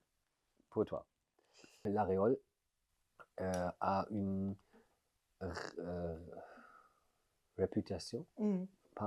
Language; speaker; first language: French; non-native, learner; German